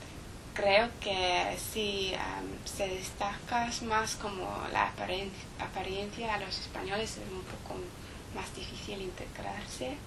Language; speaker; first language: Spanish; non-native, learner; English